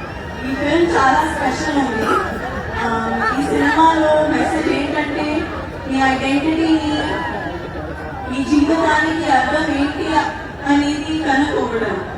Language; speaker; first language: Telugu; non-native, learner; Hindi